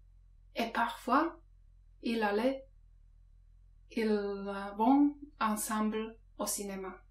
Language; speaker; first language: French; non-native, fluent; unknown